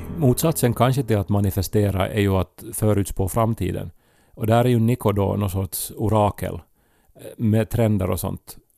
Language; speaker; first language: Swedish; native; Swedish